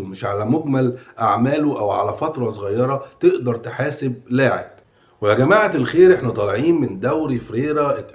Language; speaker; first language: Arabic; native; Arabic